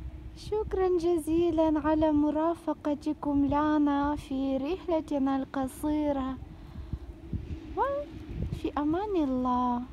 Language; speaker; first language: Arabic; non-native, fluent; Ukrainian